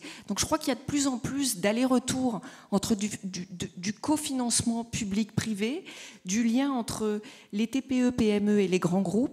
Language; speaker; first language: French; native; French